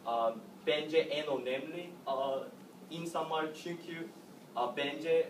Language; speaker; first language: Turkish; non-native, learner; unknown